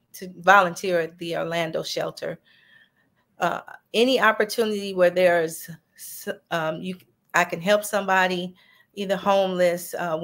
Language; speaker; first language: English; native; English